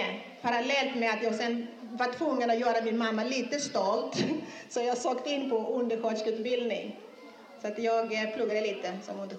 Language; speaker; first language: Swedish; non-native, fluent; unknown